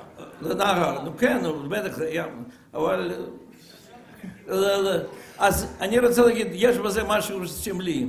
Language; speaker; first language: Hebrew; non-native, fluent; Russian